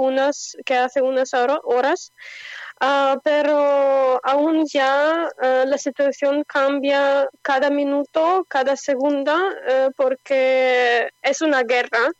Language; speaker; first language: Spanish; non-native, fluent; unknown